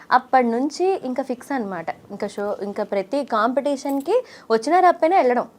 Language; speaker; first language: Telugu; native; Telugu